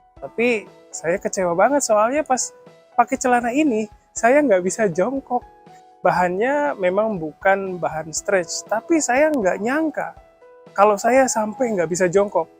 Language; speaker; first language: Indonesian; native; Indonesian